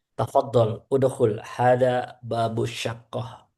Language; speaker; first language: Arabic; non-native, learner; Indonesian